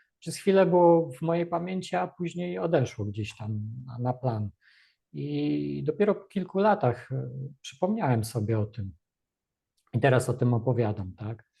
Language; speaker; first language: Polish; early bilingual, other home language; Russian